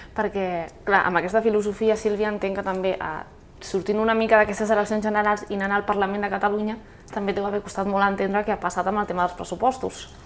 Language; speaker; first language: Catalan; native; Catalan